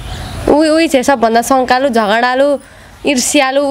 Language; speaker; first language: Nepali; native; Nepali